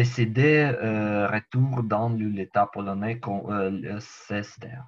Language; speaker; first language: French; non-native, learner; Ukrainian